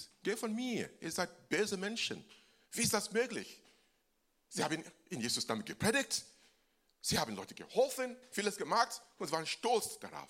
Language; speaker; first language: German; non-native, fluent; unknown